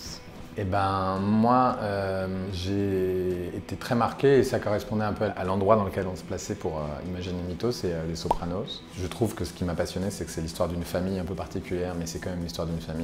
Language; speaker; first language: French; native; French